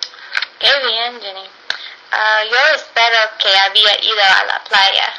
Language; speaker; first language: Spanish; non-native, learner; English